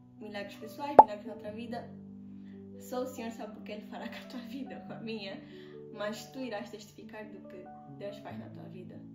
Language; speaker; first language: Portuguese; native; Portuguese